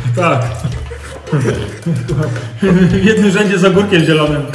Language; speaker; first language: Polish; native; Polish